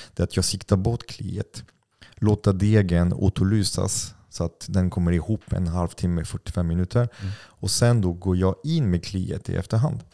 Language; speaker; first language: Swedish; non-native, fluent; French